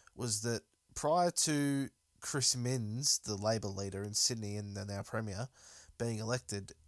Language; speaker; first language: English; native; English